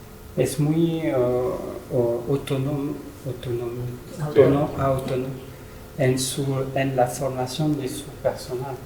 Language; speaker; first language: Spanish; non-native, learner; French